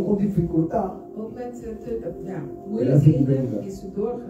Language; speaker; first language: Dutch; non-native, local second language; Papiamento